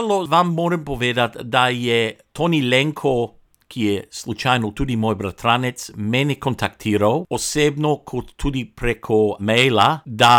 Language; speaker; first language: Slovenian; non-native, local second language; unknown